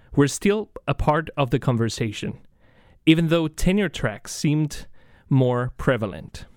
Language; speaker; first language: English; non-native, fluent; Spanish